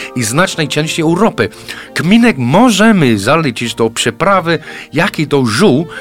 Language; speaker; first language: Polish; non-native, fluent; English